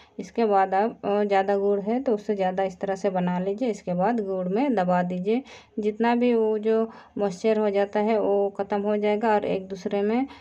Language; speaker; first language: Hindi; native; Hindi